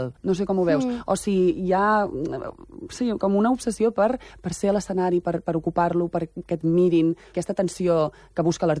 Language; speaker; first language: Catalan; native; Catalan